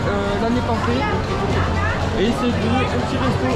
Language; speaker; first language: French; native; French